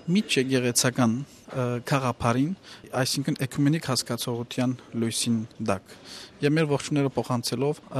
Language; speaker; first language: Armenian; native; Armenian